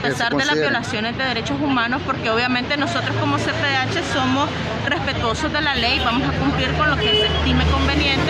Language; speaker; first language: Spanish; native; Spanish